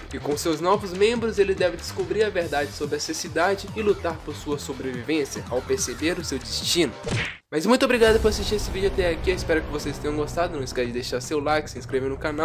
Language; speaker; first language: Portuguese; native; Portuguese